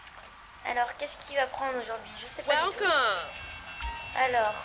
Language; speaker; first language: French; native; French